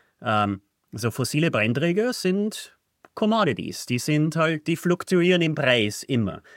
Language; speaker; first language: German; native; German